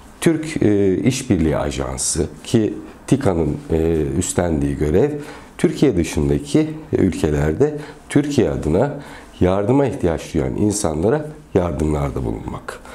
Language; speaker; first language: Turkish; native; Turkish